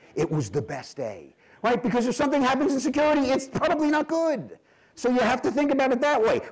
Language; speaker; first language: English; native; English